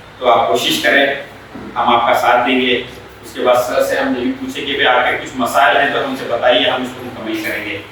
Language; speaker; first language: Urdu; native; Urdu